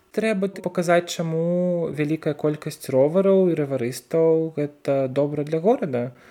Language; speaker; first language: Belarusian; non-native, local second language; Russian